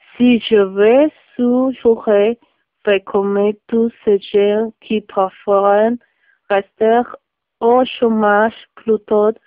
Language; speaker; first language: French; non-native, learner; Spanish